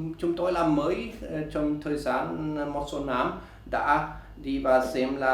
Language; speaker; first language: Vietnamese; non-native, learner; Swedish